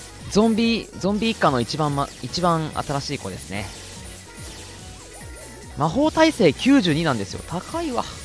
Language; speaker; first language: Japanese; native; Japanese